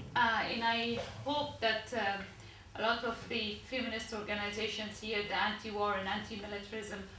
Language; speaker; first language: English; non-native, learner; Persian